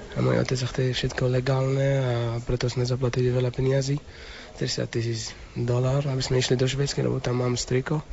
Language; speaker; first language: Slovak; non-native, learner; Arabic